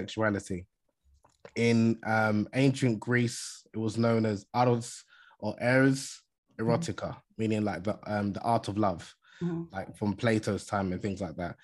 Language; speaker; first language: English; native; English